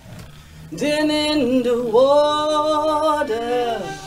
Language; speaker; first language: English; native; English